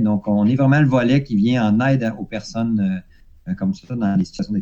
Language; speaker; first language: French; native; French